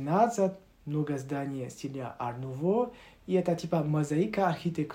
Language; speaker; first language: Russian; non-native, learner; French